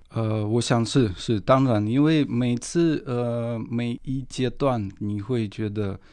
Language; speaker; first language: Chinese; non-native, fluent; Russian